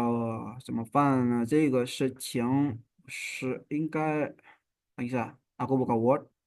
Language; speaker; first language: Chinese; non-native, fluent; Indonesian